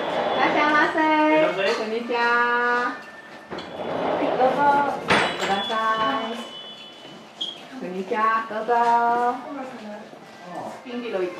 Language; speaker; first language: Japanese; non-native, fluent; Chinese